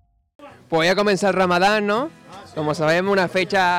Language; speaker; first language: Spanish; native; Spanish